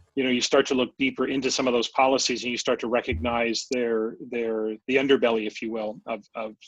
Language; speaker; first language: English; native; English